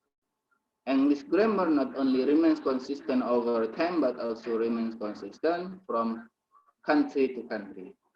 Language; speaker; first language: English; non-native, learner; Indonesian